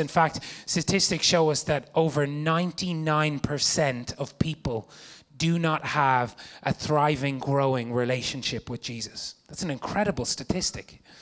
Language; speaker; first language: English; native; English